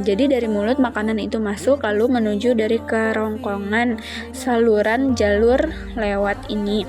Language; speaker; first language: Indonesian; native; Indonesian